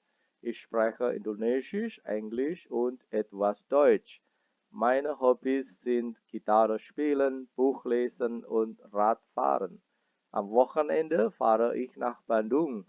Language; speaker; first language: German; non-native, fluent; Indonesian